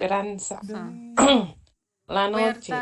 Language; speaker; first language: Spanish; non-native, learner; Indonesian